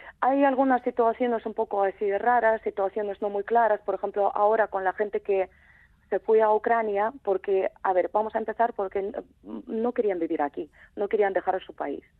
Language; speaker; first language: Spanish; non-native, fluent; Ukrainian